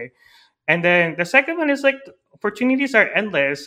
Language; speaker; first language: English; non-native, local second language; Filipino